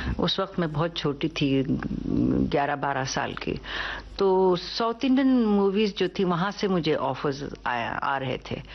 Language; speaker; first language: Hindi; non-native, local second language; Urdu